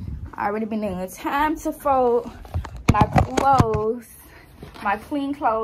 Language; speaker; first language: English; native; English